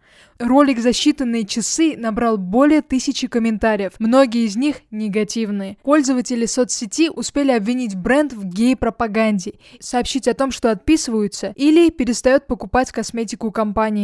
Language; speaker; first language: Russian; native; Russian